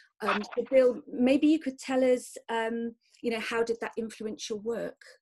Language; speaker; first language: English; native; English